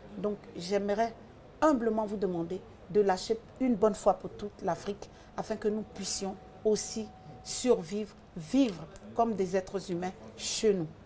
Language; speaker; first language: French; early bilingual, other home language; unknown